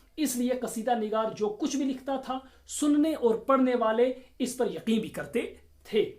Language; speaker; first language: Urdu; non-native, local second language; Kashmiri